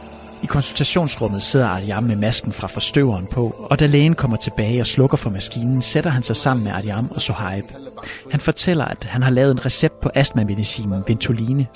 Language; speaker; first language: Danish; native; Danish